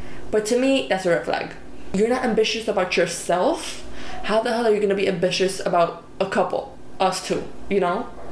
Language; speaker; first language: English; non-native, local second language; Spanish